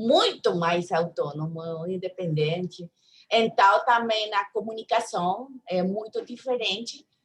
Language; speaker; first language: Portuguese; non-native, learner; Spanish